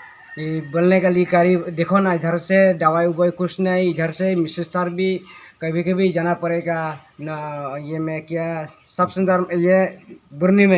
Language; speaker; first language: Hindi; non-native, local second language; Khasi